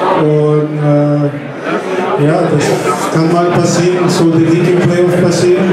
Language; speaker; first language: German; non-native, fluent; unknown